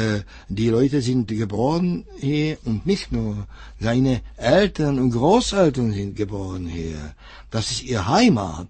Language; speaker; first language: German; non-native, fluent; Czech